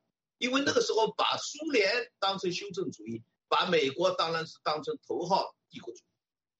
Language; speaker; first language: Chinese; native; Chinese